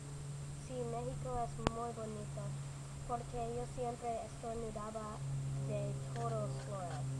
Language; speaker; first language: Spanish; non-native, learner; English